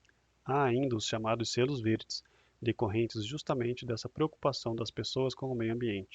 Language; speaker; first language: Portuguese; native; Portuguese